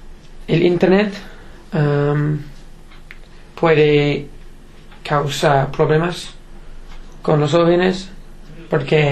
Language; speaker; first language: Spanish; non-native, learner; English